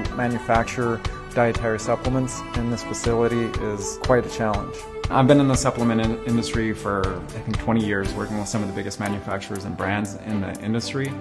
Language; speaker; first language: English; native; English